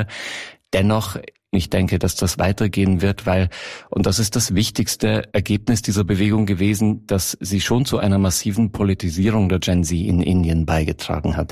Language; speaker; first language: German; native; German